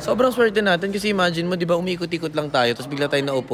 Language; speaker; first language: Filipino; native; Filipino